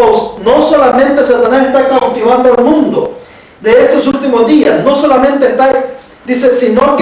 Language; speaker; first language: Spanish; native; Spanish